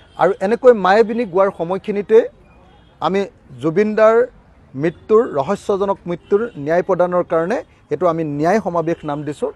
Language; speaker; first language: Assamese; native; Assamese